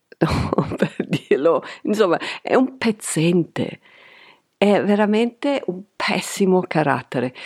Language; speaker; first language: Italian; non-native, fluent; English